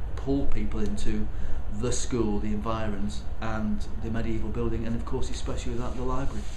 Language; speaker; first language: English; native; English